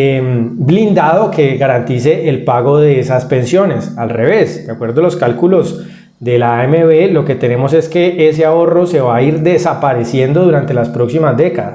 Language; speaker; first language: Spanish; native; Spanish